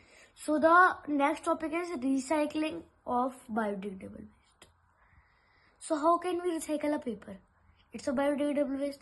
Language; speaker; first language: English; non-native, local second language; Hindi